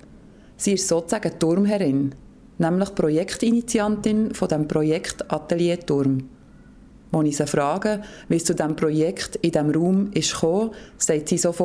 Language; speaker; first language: German; native; German